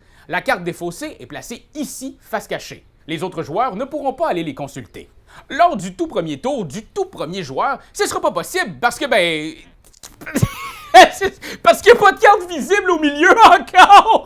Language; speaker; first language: French; native; French